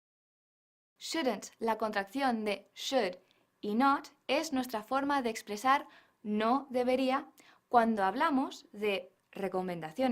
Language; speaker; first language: Spanish; non-native, fluent; English